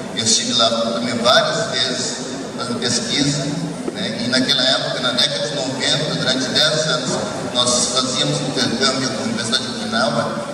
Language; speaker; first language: Portuguese; early bilingual, other home language; Japanese